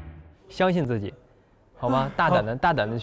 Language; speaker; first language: Chinese; native; Chinese